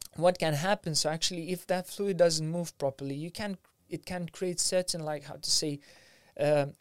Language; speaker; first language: English; non-native, fluent; Lithuanian